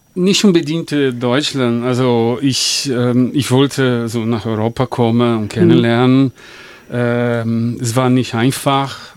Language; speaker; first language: German; non-native, fluent; Portuguese